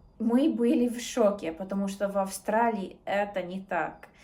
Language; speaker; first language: Russian; non-native, learner; English